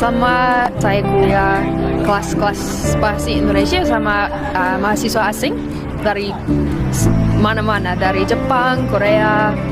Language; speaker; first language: Indonesian; non-native, learner; English